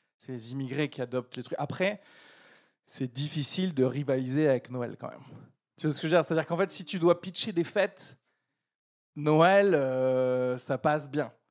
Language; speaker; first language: French; early bilingual, other home language; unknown